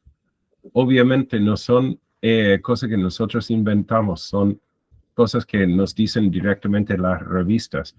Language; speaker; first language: Spanish; non-native, fluent; English